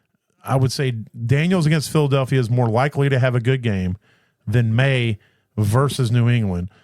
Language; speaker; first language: English; native; English